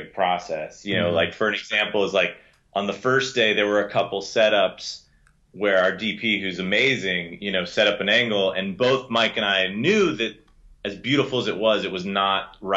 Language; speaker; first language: English; native; English